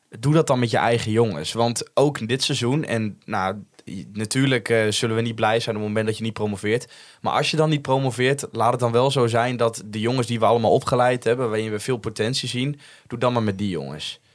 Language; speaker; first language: Dutch; native; Dutch